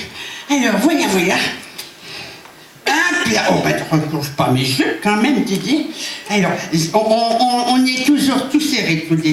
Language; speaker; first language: French; native; French